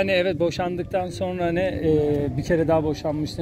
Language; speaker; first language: Turkish; native; Turkish